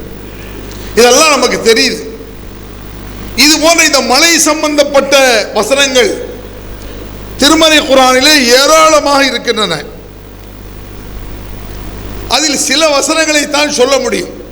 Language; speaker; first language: Tamil; native; Tamil